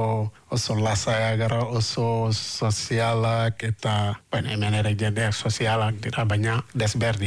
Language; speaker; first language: Basque; non-native, fluent; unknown